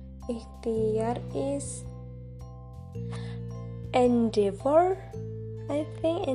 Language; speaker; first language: English; non-native, local second language; Indonesian